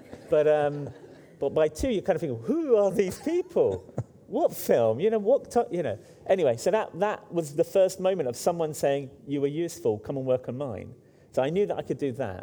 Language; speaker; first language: English; native; English